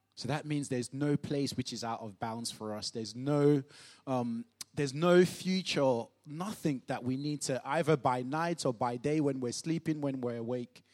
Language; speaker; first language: English; non-native, local second language; Yoruba